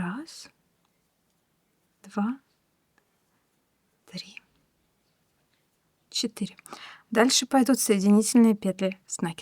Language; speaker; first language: Russian; native; Russian